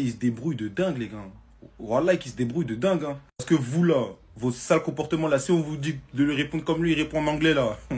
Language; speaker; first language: French; native; French